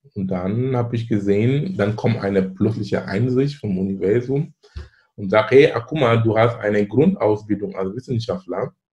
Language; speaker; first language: German; non-native, fluent; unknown